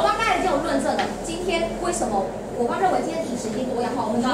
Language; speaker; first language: Chinese; native; Chinese